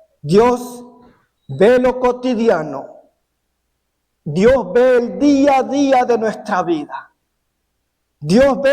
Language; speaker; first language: Spanish; native; Spanish